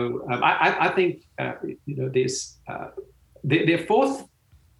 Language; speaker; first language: English; native; English